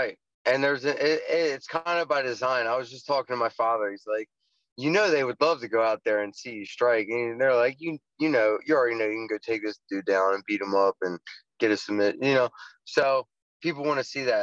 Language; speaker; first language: English; native; English